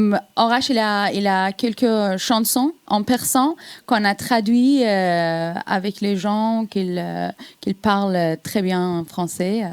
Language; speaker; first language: French; non-native, fluent; Persian